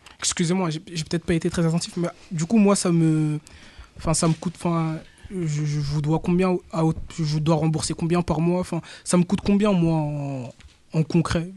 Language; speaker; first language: French; early bilingual, other home language; Bambara